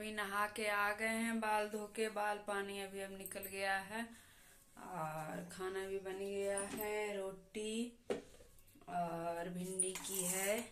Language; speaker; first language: Hindi; native; Hindi